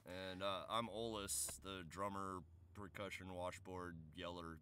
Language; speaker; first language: English; native; English